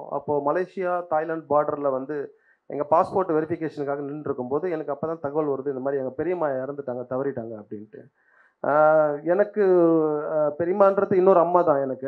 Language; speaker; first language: Tamil; native; Tamil